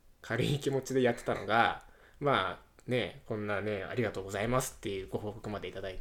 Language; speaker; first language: Japanese; native; Japanese